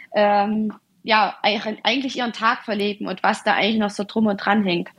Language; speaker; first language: German; native; German